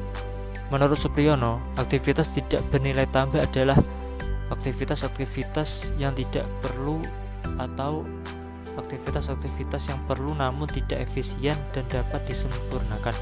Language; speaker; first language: Indonesian; native; Indonesian